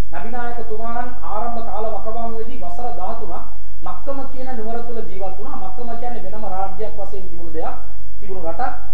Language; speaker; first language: Sinhala; non-native, local second language; Tamil